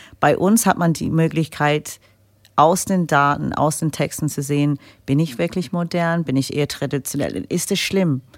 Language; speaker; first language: German; non-native, fluent; English